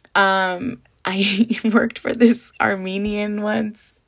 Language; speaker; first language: English; early bilingual, other home language; Spanish